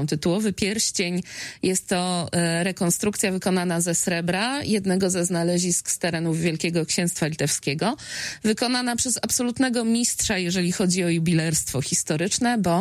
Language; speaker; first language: Polish; native; Polish